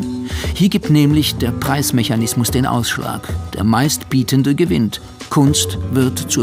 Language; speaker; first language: German; native; German